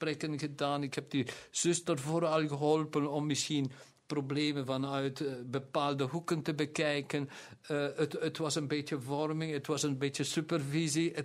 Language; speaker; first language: Dutch; non-native, local second language; German